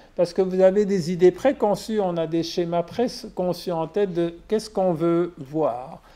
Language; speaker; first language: French; native; French